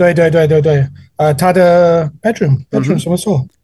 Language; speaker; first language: Chinese; non-native, learner; English